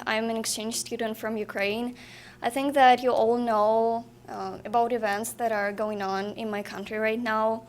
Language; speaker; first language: English; non-native, fluent; Ukrainian